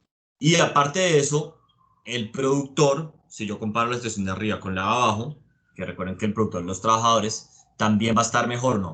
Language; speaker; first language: Spanish; native; Spanish